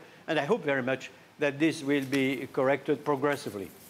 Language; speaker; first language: English; non-native, fluent; French